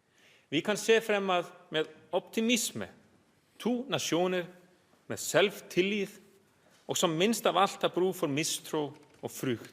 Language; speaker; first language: Danish; non-native, fluent; Icelandic